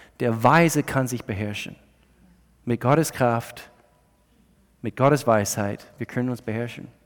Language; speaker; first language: German; non-native, fluent; English